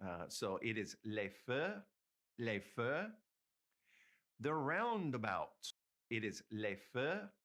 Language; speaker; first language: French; non-native, fluent; English